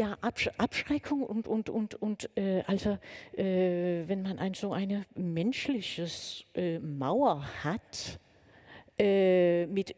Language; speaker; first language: German; non-native, fluent; Danish